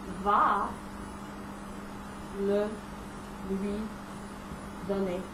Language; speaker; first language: French; non-native, fluent; English